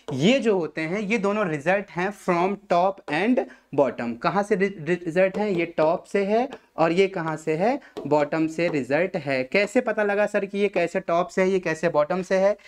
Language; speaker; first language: Hindi; non-native, local second language; Marathi